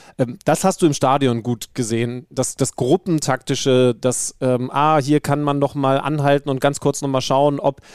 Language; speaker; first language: German; native; German